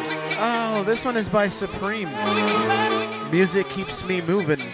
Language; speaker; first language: English; native; English